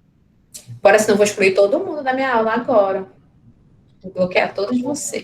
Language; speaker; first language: Portuguese; native; Portuguese